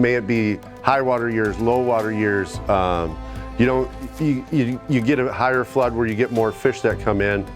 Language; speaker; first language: English; native; English